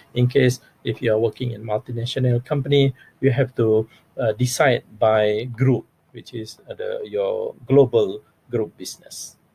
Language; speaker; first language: English; non-native, local second language; Malay